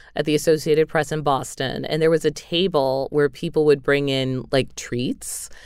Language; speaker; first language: English; native; English